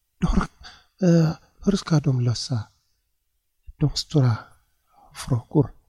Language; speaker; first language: Swedish; non-native, learner; Tigrinya